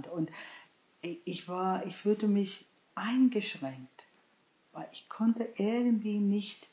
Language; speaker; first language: German; non-native, fluent; English